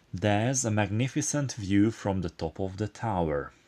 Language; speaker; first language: English; non-native, fluent; Hungarian